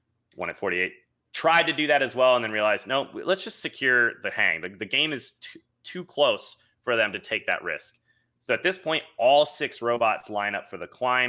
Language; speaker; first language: English; native; English